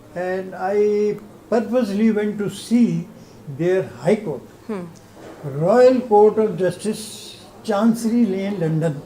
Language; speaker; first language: English; non-native, local second language; Urdu